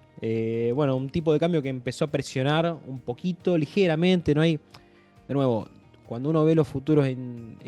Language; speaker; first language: Spanish; native; Spanish